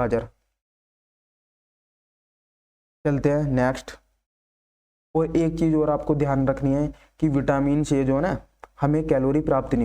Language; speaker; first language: Hindi; native; Hindi